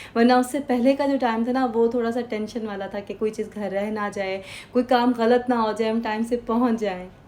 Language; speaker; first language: Urdu; native; Urdu